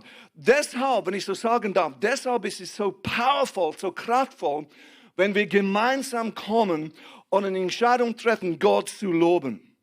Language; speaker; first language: German; non-native, fluent; English